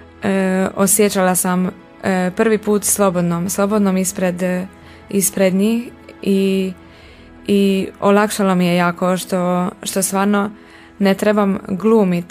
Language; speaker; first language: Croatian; non-native, local second language; Hungarian